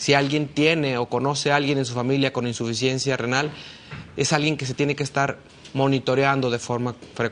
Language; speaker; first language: Spanish; native; Spanish